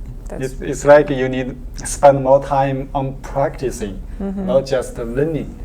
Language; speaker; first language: English; non-native, learner; Chinese